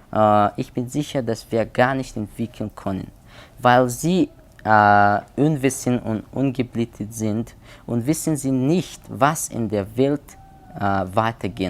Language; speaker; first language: German; non-native, learner; Persian